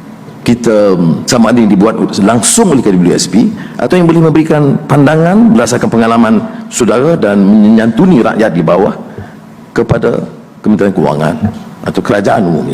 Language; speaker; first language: Malay; native; Malay